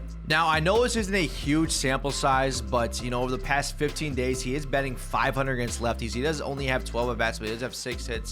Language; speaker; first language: English; native; English